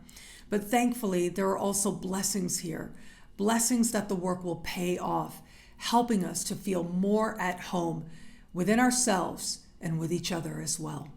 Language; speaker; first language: English; native; English